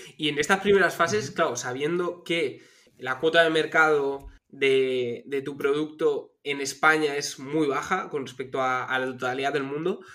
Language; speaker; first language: Spanish; native; Spanish